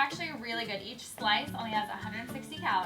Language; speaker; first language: English; native; English